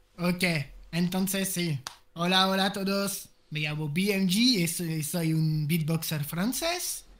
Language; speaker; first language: Spanish; non-native, learner; French